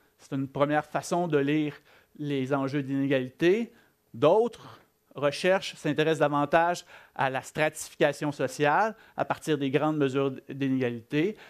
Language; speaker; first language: French; native; French